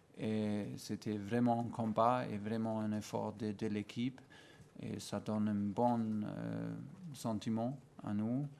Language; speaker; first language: French; non-native, fluent; German